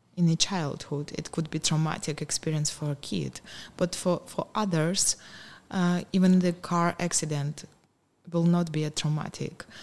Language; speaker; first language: English; non-native, fluent; Ukrainian